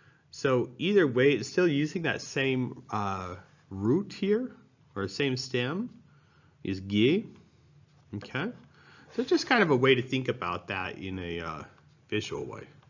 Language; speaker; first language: English; native; English